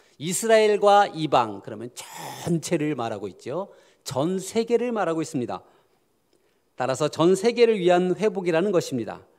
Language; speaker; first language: Korean; native; Korean